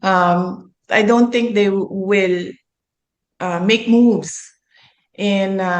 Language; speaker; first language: English; non-native, local second language; Filipino